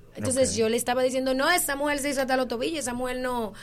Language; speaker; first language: Spanish; native; Spanish